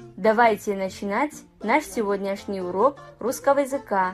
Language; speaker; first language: Russian; non-native, fluent; Kazakh